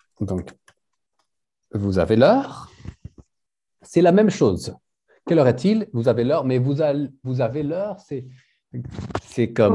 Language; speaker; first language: French; non-native, learner; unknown